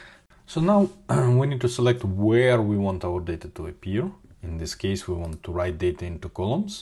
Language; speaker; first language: English; non-native, fluent; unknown